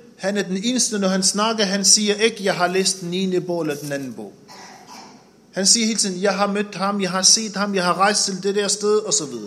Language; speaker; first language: Danish; non-native, fluent; Arabic